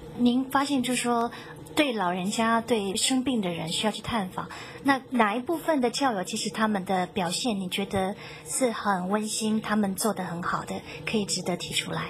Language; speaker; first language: Chinese; native; Chinese